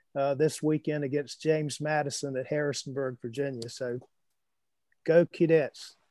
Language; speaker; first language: English; native; English